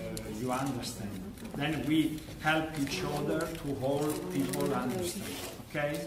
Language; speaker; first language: English; non-native, learner; Italian